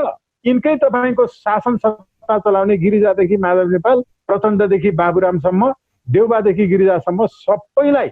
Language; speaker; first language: Nepali; native; Nepali